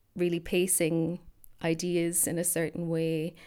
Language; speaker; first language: English; native; English